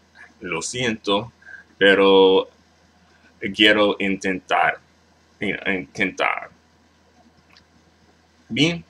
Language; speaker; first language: Spanish; non-native, learner; English